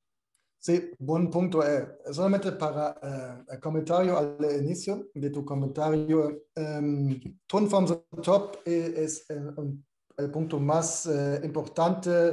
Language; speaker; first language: Spanish; non-native, fluent; German